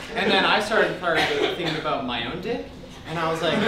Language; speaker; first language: English; native; English